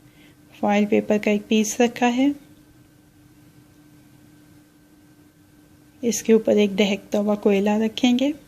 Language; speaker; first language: Urdu; native; Urdu